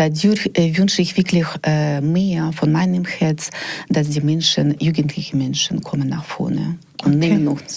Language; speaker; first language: German; non-native, learner; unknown